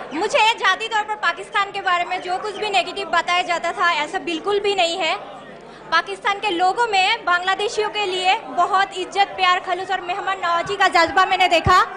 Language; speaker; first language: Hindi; non-native, fluent; Bangla